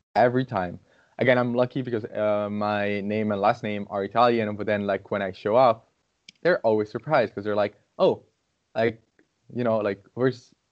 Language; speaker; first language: English; non-native, fluent; Portuguese